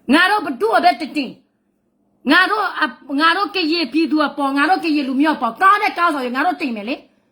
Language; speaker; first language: Burmese; non-native, local second language; S'gaw Karen